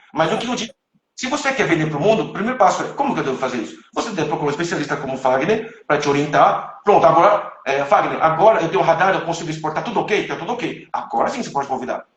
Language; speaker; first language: Portuguese; non-native, fluent; Chinese